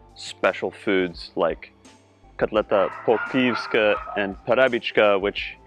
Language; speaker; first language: English; native; English